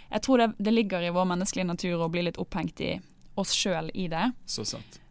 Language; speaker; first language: Norwegian; native; Norwegian